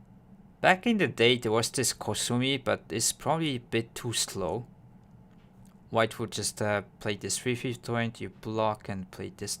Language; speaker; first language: English; non-native, fluent; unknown